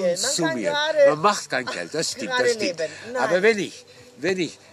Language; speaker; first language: German; non-native, fluent; Dutch